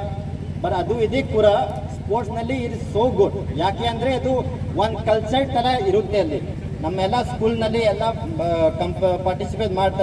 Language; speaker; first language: Kannada; non-native, fluent; Manipuri